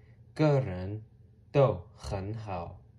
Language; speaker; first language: Chinese; non-native, learner; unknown